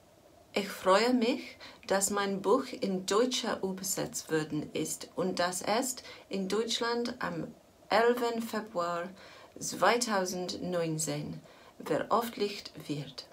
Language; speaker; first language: German; non-native, learner; English